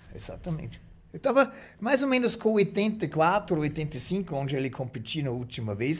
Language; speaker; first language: Portuguese; non-native, fluent; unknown